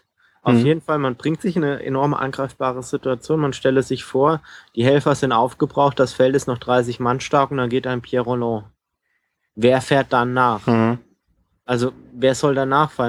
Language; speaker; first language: German; native; German